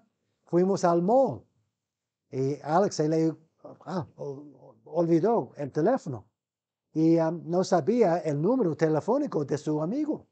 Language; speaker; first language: Spanish; non-native, fluent; English